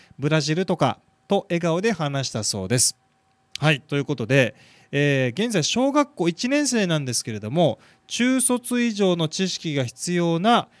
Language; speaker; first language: Japanese; native; Japanese